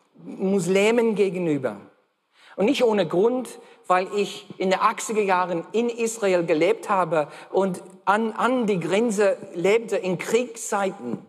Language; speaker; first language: German; non-native, fluent; English